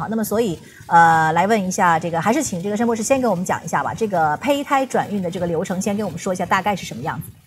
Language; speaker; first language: Chinese; native; Chinese